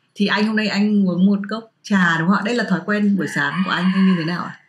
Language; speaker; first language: Vietnamese; native; Vietnamese